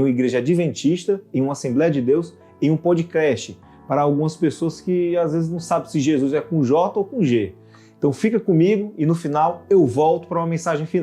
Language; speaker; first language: Portuguese; native; Portuguese